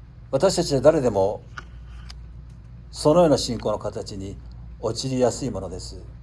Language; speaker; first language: Japanese; native; Japanese